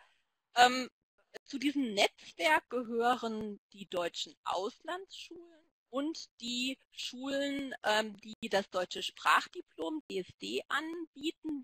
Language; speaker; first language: German; native; German